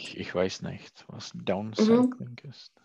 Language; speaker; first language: German; non-native, learner; Czech